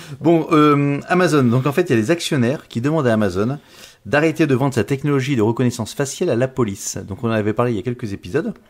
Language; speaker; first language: French; native; French